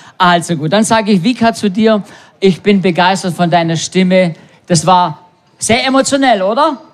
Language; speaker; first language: German; native; German